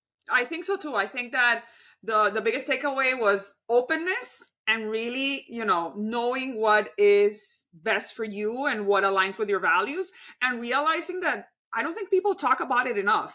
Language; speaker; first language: English; non-native, fluent; Spanish